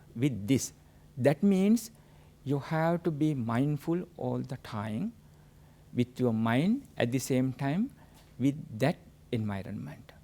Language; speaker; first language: English; non-native, local second language; Sinhala